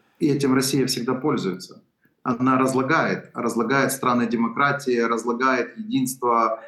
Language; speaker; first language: Russian; non-native, local second language; Ukrainian